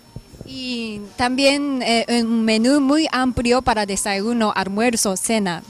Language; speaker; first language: Spanish; non-native, fluent; Japanese